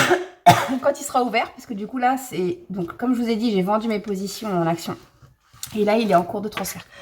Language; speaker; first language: French; native; French